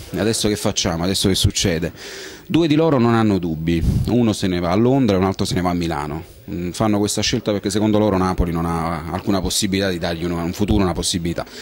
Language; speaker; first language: Italian; native; Italian